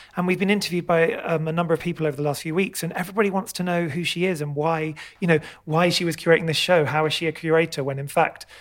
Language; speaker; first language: English; native; English